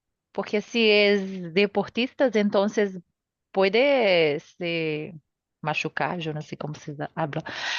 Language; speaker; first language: Spanish; non-native, learner; Portuguese